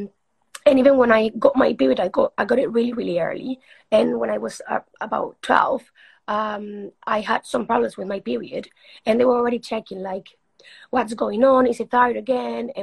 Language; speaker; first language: English; non-native, fluent; Spanish